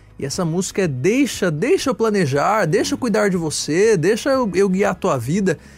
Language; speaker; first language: Portuguese; native; Portuguese